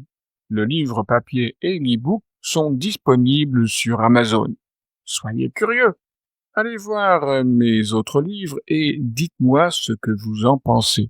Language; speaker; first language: French; native; French